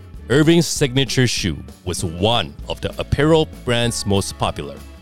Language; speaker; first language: English; non-native, fluent; Chinese